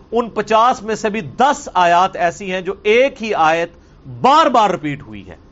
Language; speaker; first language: Urdu; non-native, local second language; Punjabi